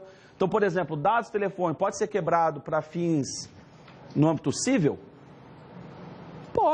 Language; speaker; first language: Portuguese; native; Portuguese